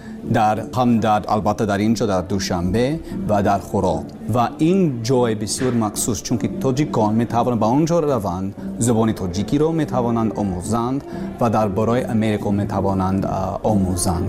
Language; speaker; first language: Persian; non-native, learner; English